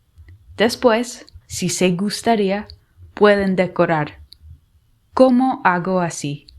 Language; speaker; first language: Spanish; non-native, learner; English